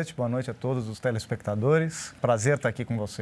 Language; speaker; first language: Portuguese; native; Portuguese